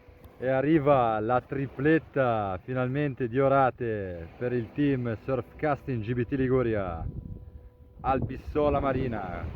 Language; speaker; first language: Italian; native; Italian